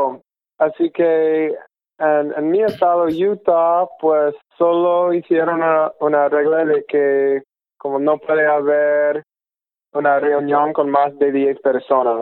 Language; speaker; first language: Spanish; non-native, fluent; English